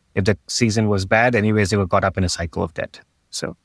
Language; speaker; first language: English; non-native, local second language; Hindi